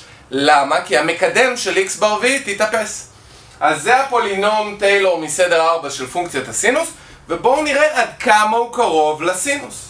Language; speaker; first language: Hebrew; native; Hebrew